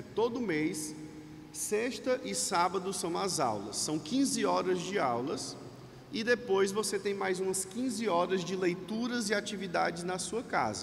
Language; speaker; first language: Portuguese; native; Portuguese